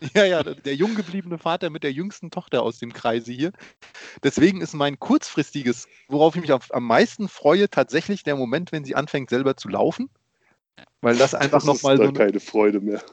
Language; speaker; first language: German; early bilingual, other home language; Polish